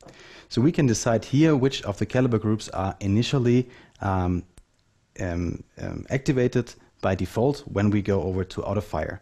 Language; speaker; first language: English; non-native, fluent; German